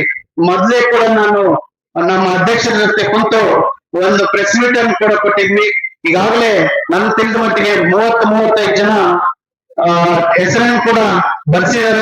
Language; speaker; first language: Kannada; native; Kannada